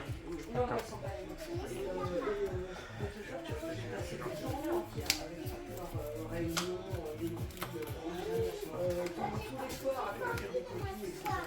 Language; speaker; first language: French; native; French